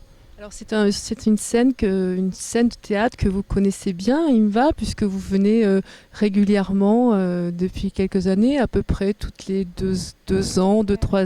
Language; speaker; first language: French; native; French